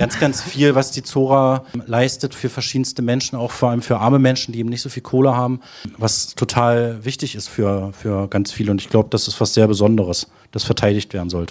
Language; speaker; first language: German; native; German